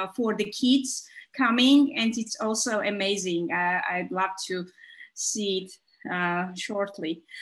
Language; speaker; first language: English; non-native, fluent; Georgian